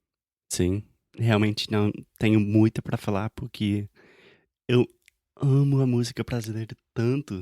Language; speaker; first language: Portuguese; non-native, fluent; English